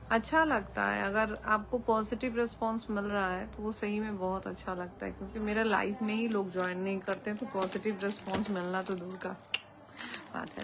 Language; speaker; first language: Hindi; non-native, local second language; Bangla